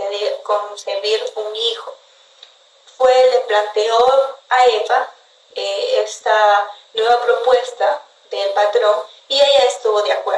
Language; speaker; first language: Spanish; native; Spanish